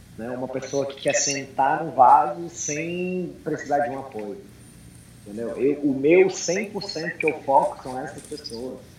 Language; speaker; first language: Portuguese; early bilingual, heritage; Portuguese